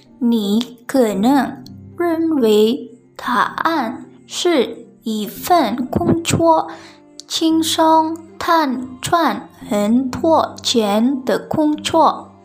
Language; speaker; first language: Chinese; non-native, learner; Indonesian